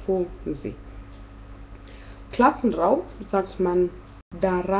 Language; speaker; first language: German; non-native, fluent; Swahili